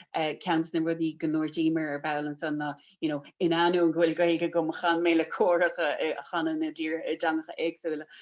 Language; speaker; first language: Irish; native; Irish